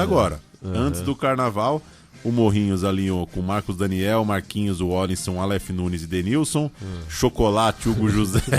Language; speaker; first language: Portuguese; native; Portuguese